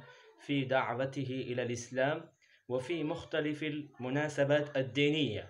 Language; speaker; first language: Arabic; non-native, fluent; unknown